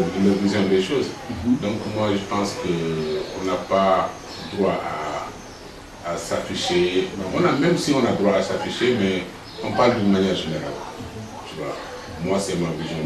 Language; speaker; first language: French; non-native, local second language; Wolof